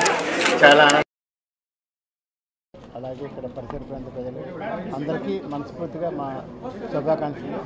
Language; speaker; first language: Telugu; native; Telugu